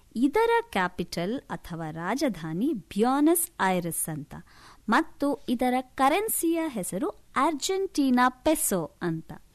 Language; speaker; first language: Kannada; native; Kannada